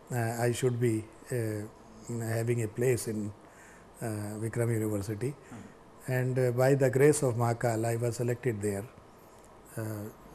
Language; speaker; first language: Hindi; native; Hindi